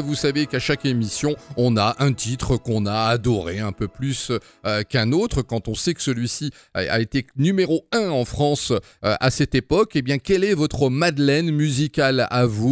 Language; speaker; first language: French; native; French